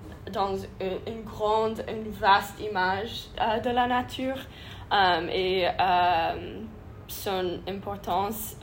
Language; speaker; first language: French; non-native, learner; English